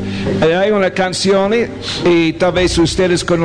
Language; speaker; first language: Spanish; non-native, learner; English